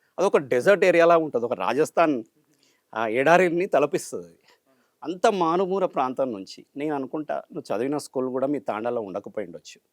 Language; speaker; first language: Telugu; native; Telugu